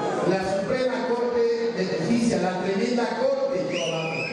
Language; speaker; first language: Spanish; native; Spanish